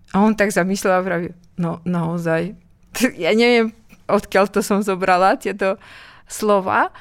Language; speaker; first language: Slovak; non-native, fluent; Russian